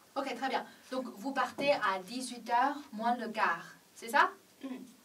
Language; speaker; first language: French; non-native, learner; Chinese